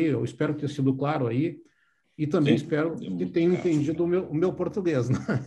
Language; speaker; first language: Portuguese; native; Portuguese